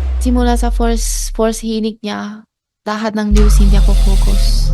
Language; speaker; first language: Filipino; non-native, learner; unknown